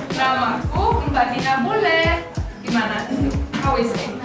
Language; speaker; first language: Indonesian; non-native, fluent; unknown